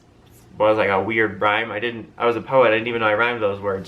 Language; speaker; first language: English; native; English